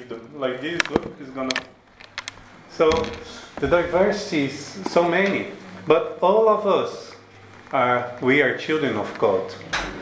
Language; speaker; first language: English; non-native, learner; Portuguese